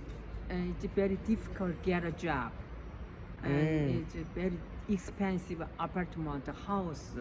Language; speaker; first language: English; non-native, learner; Korean